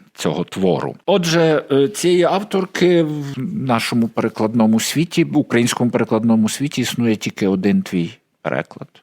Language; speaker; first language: Ukrainian; native; Ukrainian